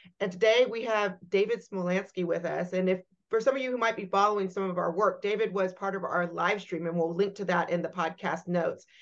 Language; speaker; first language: English; native; English